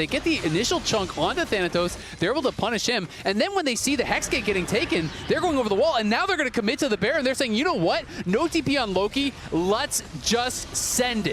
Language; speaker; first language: English; native; English